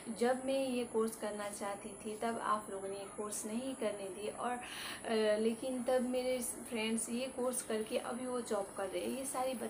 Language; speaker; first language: Hindi; non-native, local second language; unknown